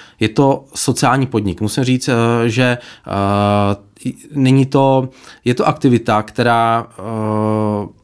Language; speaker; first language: Czech; native; Czech